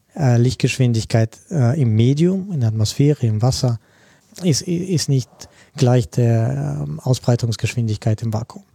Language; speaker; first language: German; non-native, fluent; Russian